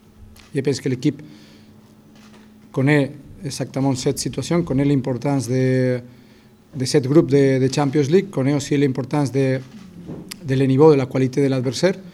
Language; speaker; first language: French; non-native, fluent; Spanish